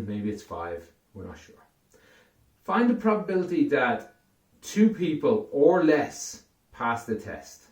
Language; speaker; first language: English; native; English